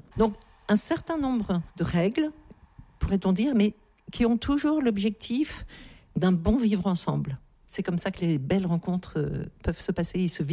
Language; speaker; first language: French; native; French